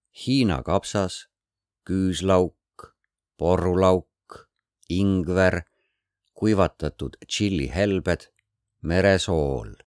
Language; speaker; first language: Estonian; non-native, fluent; Korean